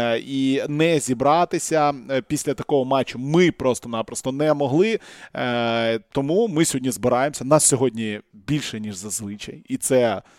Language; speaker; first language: Ukrainian; non-native, local second language; Russian